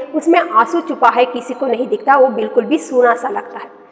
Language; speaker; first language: Hindi; non-native, local second language; Kannada